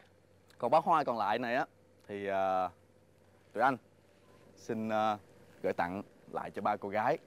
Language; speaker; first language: Vietnamese; native; Vietnamese